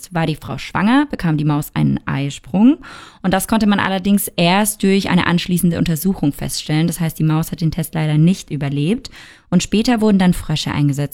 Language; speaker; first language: German; native; German